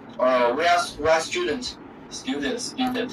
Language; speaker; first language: English; non-native, learner; Chinese